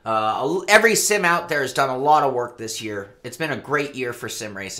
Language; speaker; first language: English; native; English